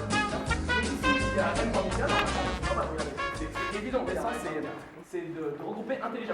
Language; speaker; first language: French; native; French